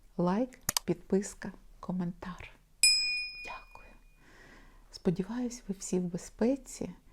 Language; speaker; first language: Ukrainian; non-native, local second language; Russian